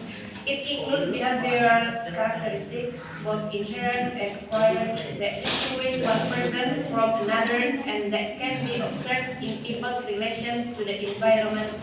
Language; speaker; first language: English; non-native, learner; Indonesian